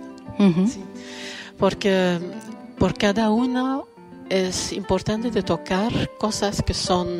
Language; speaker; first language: Spanish; non-native, fluent; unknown